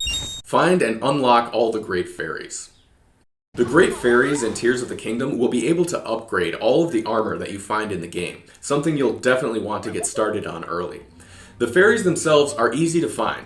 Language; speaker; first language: English; native; English